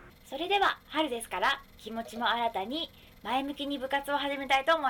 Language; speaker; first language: Japanese; native; Japanese